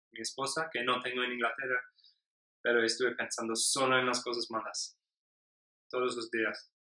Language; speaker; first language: Spanish; non-native, learner; English